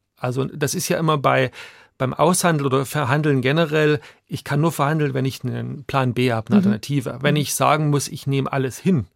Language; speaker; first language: German; native; German